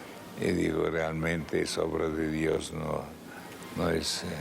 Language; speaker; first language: Spanish; non-native, fluent; Italian